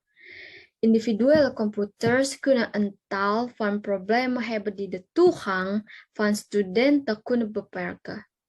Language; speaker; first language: Dutch; non-native, learner; Indonesian